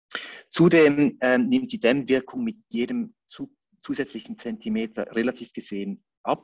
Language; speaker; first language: German; native; German